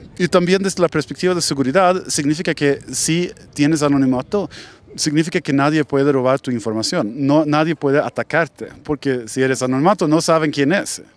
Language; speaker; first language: Spanish; non-native, fluent; Swedish